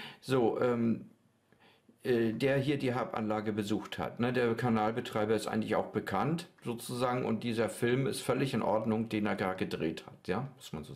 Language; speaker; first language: German; native; German